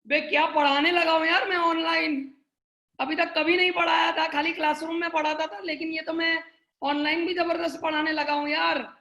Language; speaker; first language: Hindi; non-native, local second language; Gujarati